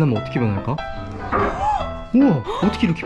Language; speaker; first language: Korean; native; Korean